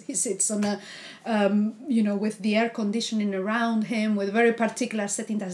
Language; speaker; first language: English; non-native, fluent; Spanish